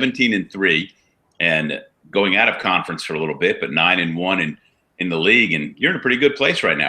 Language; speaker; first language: English; native; English